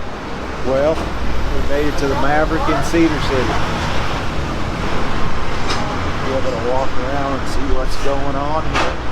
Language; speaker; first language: English; native; English